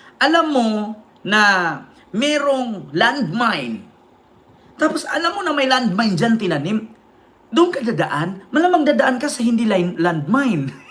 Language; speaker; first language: Filipino; non-native, local second language; Cebuano